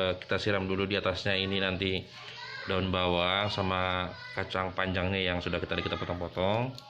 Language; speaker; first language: Indonesian; native; Indonesian